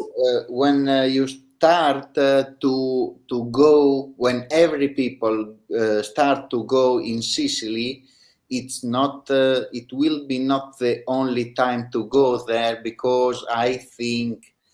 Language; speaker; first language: English; non-native, learner; Italian